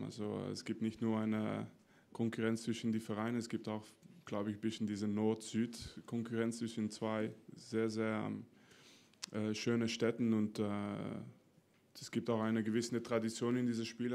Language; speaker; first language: German; non-native, fluent; French